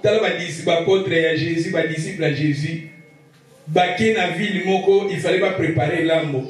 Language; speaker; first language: French; non-native, local second language; Lingala